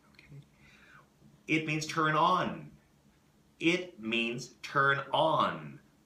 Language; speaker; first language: English; native; English